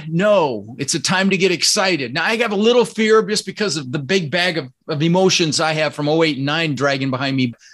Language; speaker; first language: English; early bilingual, other home language; Dutch